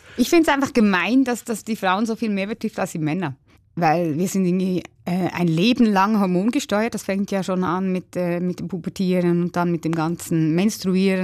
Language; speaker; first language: German; native; German